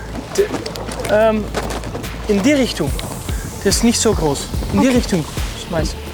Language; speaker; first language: German; non-native, learner; Dutch